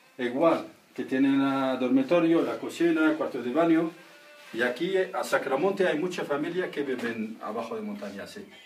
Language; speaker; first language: Spanish; non-native, learner; Riffian